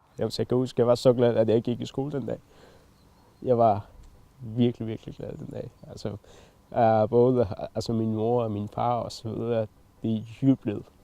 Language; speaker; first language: Danish; non-native, fluent; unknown